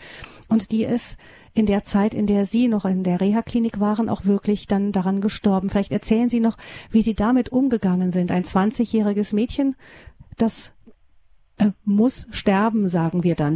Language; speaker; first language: German; native; German